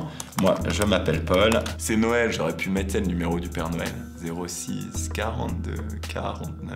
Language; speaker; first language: French; native; French